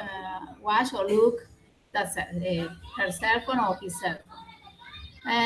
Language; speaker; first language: English; non-native, learner; Spanish